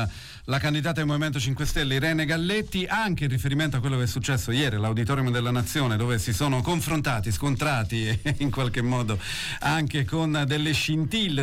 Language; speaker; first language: Italian; native; Italian